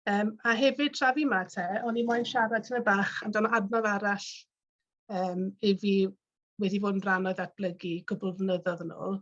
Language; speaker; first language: Welsh; native; Welsh